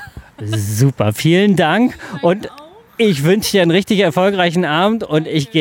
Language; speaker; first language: German; native; German